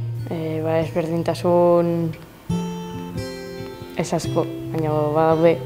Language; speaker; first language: Basque; non-native, local second language; Spanish